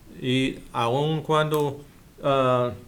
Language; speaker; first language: Spanish; non-native, learner; English